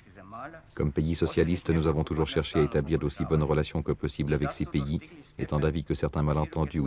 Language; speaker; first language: French; native; French